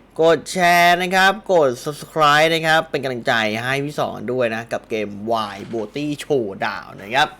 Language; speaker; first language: Thai; native; Thai